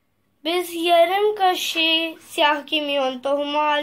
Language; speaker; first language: Turkish; non-native, learner; Urdu